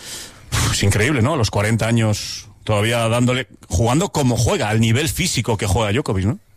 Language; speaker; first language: Spanish; native; Spanish